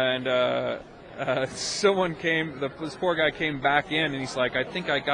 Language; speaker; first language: English; native; English